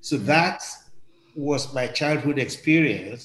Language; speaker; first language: English; non-native, local second language; Yoruba